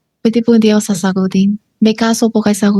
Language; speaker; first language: Filipino; non-native, learner; Chinese